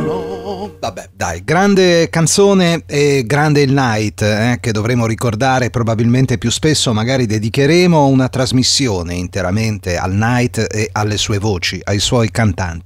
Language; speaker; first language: Italian; native; Italian